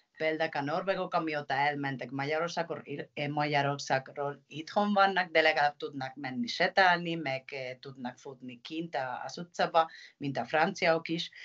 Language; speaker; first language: Hungarian; non-native, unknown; Spanish